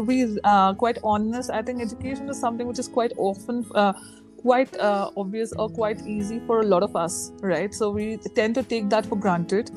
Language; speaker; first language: English; non-native, local second language; Urdu